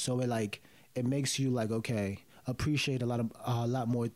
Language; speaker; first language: English; early bilingual, other home language; Yoruba